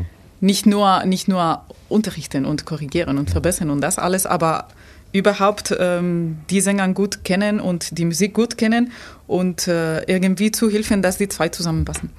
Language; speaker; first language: German; non-native, fluent; Spanish